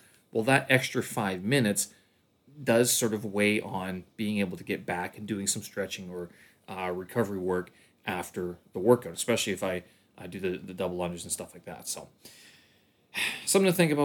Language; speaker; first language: English; native; English